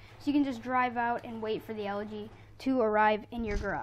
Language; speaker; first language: English; native; English